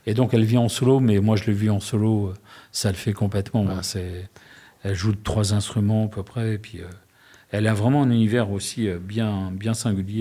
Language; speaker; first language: French; native; French